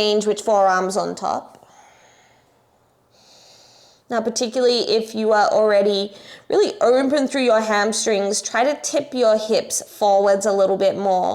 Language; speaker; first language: English; native; English